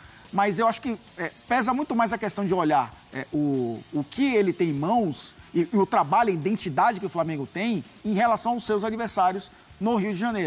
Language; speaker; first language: Portuguese; native; Portuguese